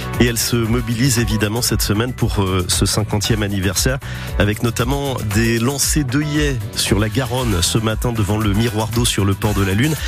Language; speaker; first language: French; native; French